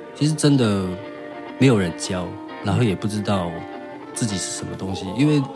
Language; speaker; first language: Chinese; native; Chinese